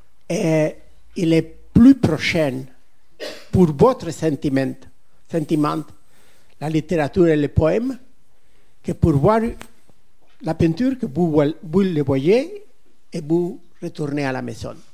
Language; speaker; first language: French; non-native, learner; Catalan